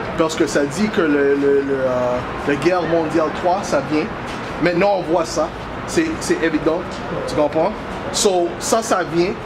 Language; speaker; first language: French; non-native, learner; English